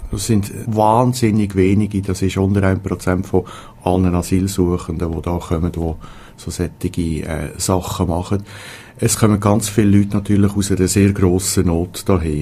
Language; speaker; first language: German; native; German